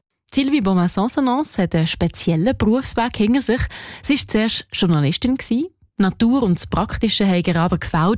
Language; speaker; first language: German; native; German